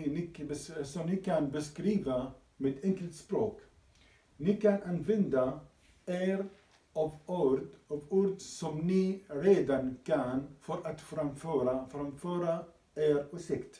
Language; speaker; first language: Swedish; non-native, learner; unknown